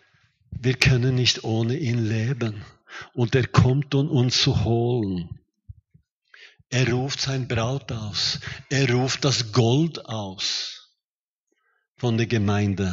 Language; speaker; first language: German; non-native, fluent; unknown